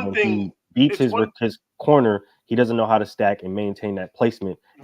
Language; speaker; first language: English; native; English